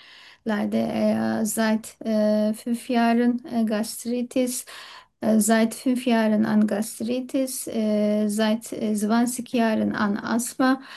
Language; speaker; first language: German; non-native, learner; Turkish